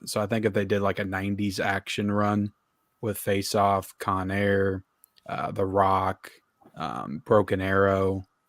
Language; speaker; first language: English; native; English